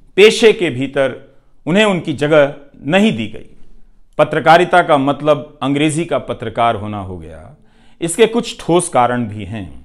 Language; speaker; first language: Hindi; non-native, local second language; Bhojpuri